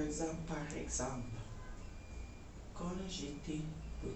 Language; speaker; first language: French; non-native, learner; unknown